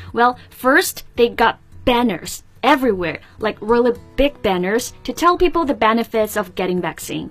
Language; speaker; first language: English; non-native, fluent; Chinese